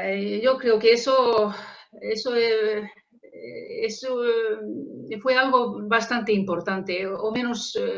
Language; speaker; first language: Spanish; non-native, fluent; Finnish